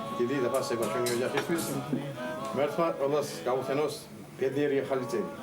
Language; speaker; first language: Georgian; non-native, local second language; Mingrelian